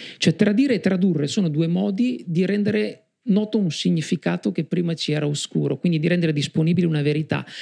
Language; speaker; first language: Italian; native; Italian